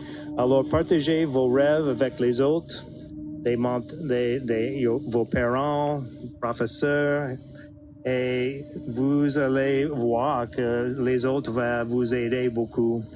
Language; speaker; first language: French; non-native, fluent; English